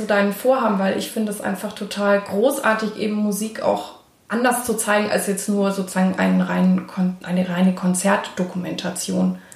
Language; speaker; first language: German; native; German